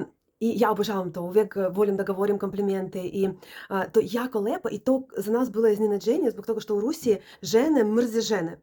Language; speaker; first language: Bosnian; non-native, learner; Russian